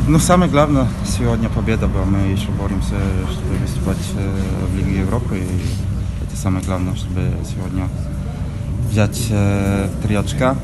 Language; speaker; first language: Russian; non-native, fluent; Polish